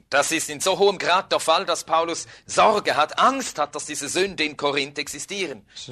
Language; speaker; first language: German; native; German